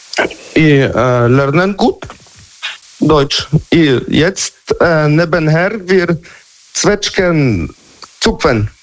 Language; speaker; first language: German; non-native, learner; Polish